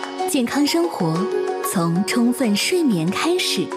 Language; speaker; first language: Chinese; native; Chinese